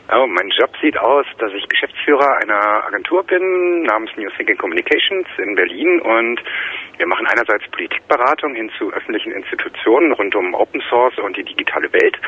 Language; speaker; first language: German; native; German